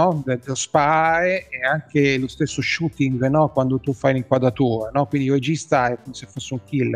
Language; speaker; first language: Italian; native; Italian